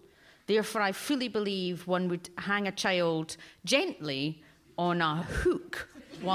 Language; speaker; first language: English; native; English